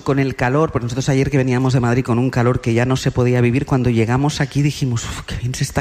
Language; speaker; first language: Spanish; native; Spanish